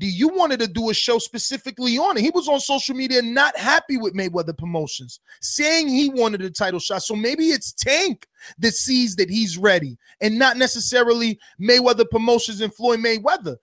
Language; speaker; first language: English; native; English